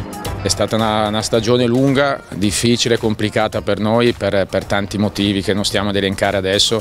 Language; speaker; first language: Italian; native; Italian